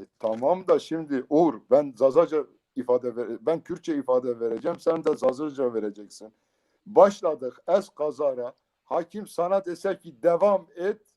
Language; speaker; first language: Turkish; non-native, local second language; Kurdish